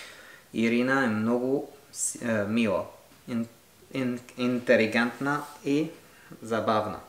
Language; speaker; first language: Bulgarian; non-native, learner; French